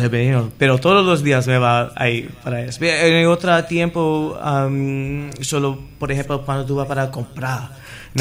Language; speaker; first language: Spanish; non-native, learner; English